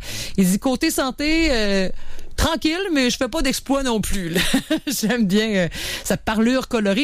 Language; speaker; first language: French; native; French